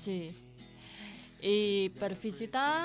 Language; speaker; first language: Catalan; non-native, learner; Indonesian